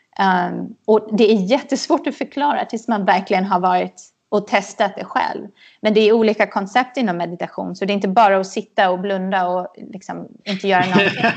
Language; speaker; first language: Swedish; native; Swedish